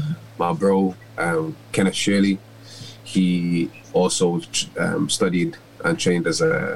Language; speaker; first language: English; native; English